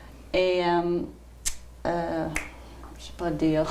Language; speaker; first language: French; non-native, local second language; English